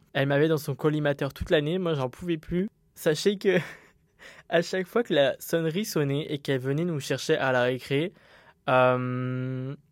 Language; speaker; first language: French; native; French